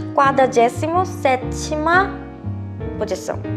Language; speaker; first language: Portuguese; non-native, fluent; Korean